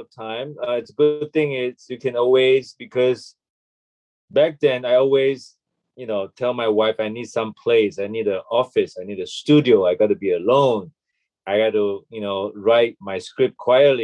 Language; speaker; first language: English; non-native, local second language; Chinese